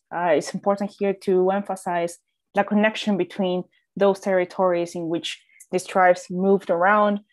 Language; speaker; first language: English; non-native, fluent; Spanish